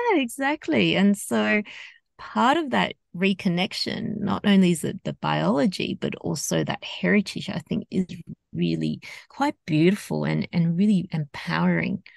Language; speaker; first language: English; native; English